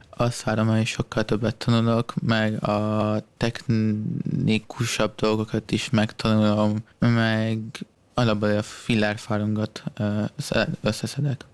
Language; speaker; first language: Hungarian; native; Hungarian